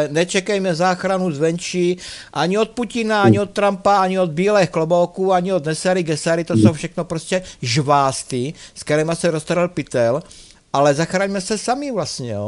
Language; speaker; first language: Czech; native; Czech